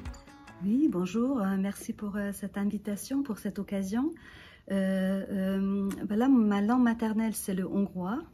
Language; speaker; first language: French; non-native, fluent; Hungarian